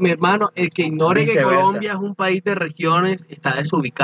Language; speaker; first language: Spanish; native; Spanish